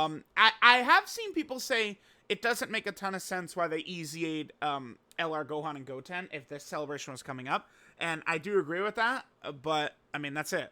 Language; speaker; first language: English; native; English